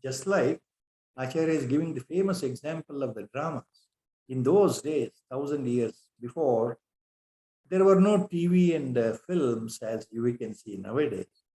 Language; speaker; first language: English; non-native, local second language; Kannada